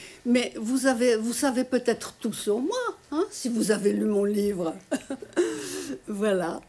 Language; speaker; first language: French; non-native, fluent; Polish